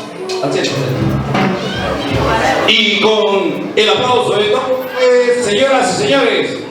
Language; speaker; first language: Spanish; native; Spanish